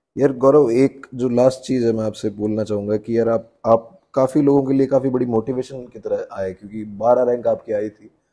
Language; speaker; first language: Hindi; native; Hindi